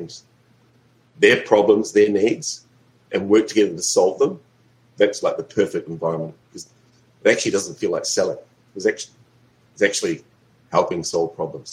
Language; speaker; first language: English; native; English